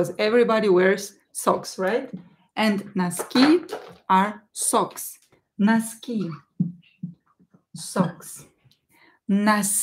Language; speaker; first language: English; non-native, fluent; Russian